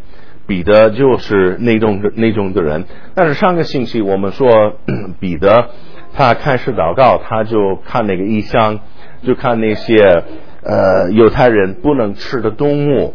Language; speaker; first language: Chinese; non-native, fluent; English